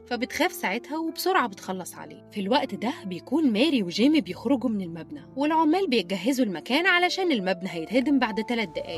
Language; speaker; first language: Arabic; native; Arabic